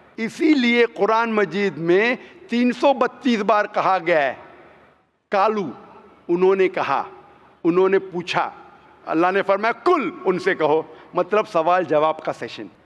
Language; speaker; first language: Hindi; non-native, local second language; Konkani